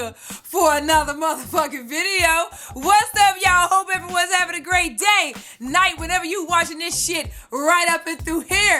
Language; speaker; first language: English; native; English